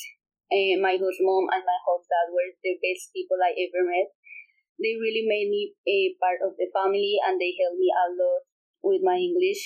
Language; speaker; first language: English; non-native, fluent; Spanish